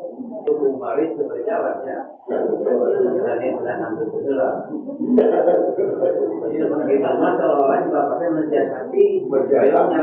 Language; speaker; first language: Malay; non-native, local second language; Sundanese